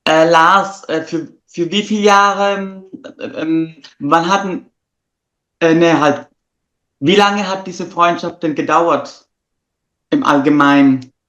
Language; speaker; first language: German; non-native, fluent; Italian